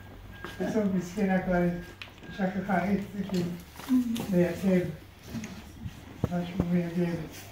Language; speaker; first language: Hebrew; early bilingual, other home language; Hungarian